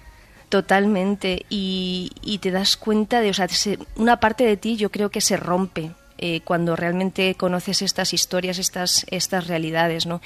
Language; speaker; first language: Spanish; native; Spanish